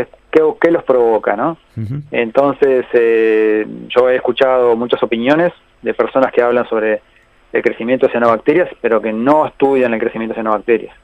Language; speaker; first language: Spanish; native; Spanish